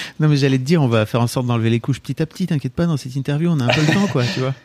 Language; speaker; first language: French; native; French